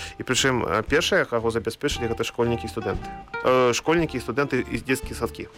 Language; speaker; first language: Belarusian; native; Belarusian